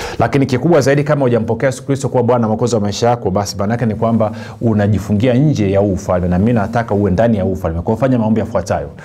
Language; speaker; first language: Swahili; native; Swahili